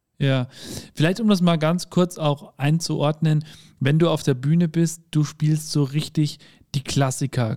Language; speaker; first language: German; native; German